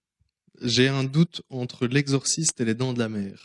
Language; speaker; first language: French; native; French